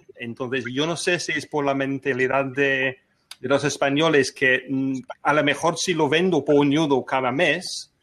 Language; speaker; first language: Spanish; non-native, fluent; English